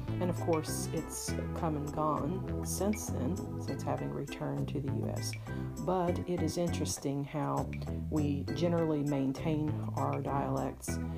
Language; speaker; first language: English; native; English